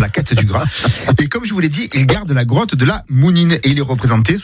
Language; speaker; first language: French; native; French